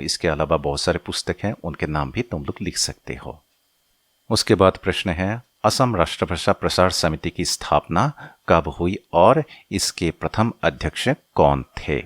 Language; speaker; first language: Hindi; non-native, local second language; Assamese